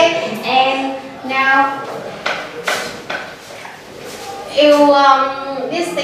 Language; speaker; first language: English; non-native, learner; Vietnamese